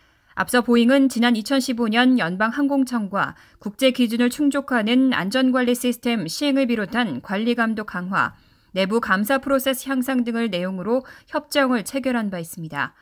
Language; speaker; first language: Korean; native; Korean